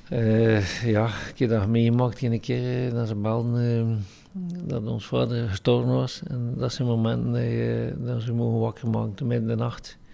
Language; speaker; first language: Dutch; native; Dutch